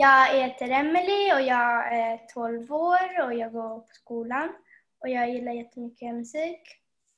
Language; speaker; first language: Swedish; early bilingual, heritage; Swedish